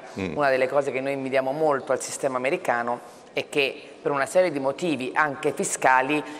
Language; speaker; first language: Italian; native; Italian